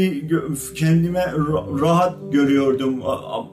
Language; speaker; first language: Turkish; non-native, fluent; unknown